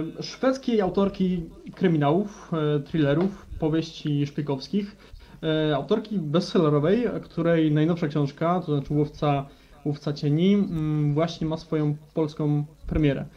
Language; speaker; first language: Polish; native; Polish